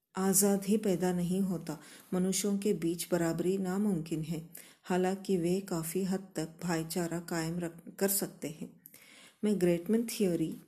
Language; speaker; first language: Hindi; non-native, local second language; Kannada